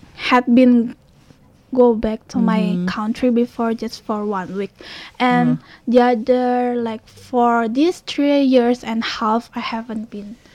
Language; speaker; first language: English; non-native, learner; Indonesian